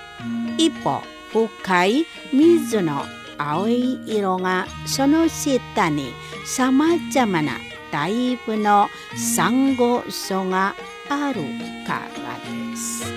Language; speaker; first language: Japanese; non-native, fluent; Indonesian